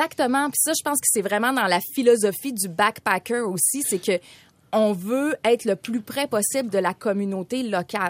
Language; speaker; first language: French; native; French